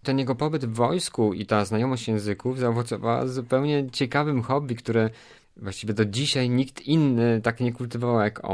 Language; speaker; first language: Polish; native; Polish